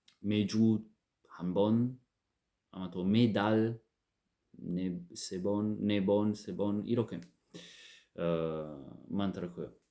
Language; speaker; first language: Korean; non-native, learner; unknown